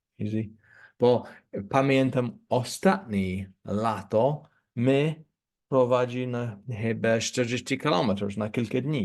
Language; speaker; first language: Polish; non-native, learner; English